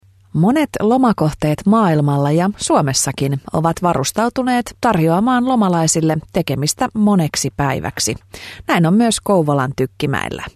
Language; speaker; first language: Finnish; native; Finnish